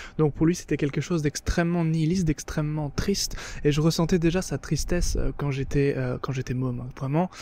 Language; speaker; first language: French; native; French